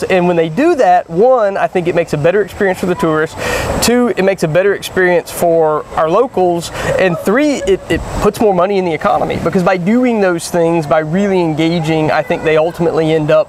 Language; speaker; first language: English; native; English